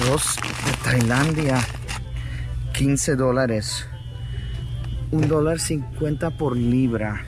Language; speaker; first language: Spanish; non-native, fluent; Russian